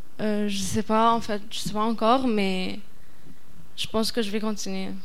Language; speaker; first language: French; non-native, fluent; Arabic